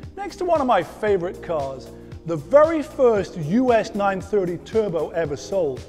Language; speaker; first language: English; native; English